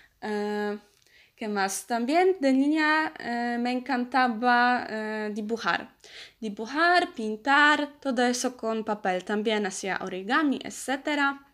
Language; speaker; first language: Spanish; non-native, learner; Polish